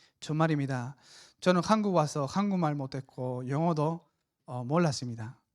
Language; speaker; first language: Korean; non-native, fluent; Spanish